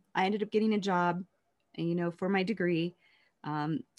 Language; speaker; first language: English; native; English